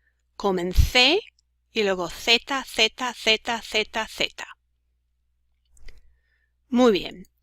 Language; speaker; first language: Spanish; non-native, fluent; English